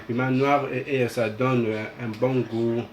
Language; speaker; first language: French; non-native, fluent; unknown